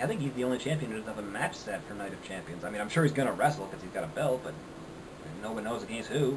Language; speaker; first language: English; native; English